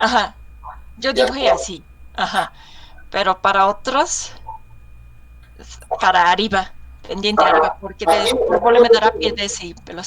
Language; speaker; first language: Spanish; non-native, learner; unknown